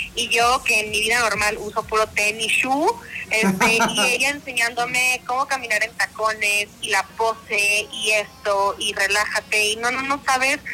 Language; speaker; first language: Spanish; native; Spanish